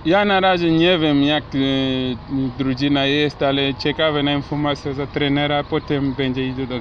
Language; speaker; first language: Polish; non-native, learner; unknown